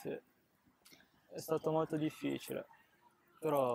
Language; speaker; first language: Italian; early bilingual, other home language; Filipino